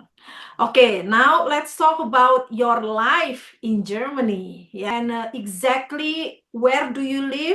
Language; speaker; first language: English; non-native, fluent; Indonesian